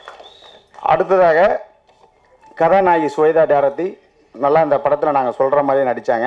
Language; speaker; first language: Tamil; native; Tamil